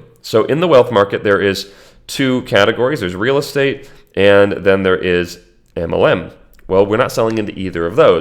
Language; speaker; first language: English; native; English